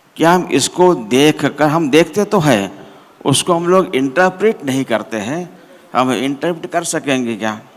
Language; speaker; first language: Hindi; non-native, local second language; Marathi